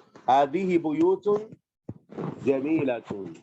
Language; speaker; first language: Arabic; non-native, fluent; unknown